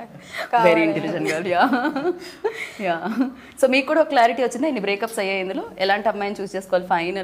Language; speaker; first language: Telugu; native; Telugu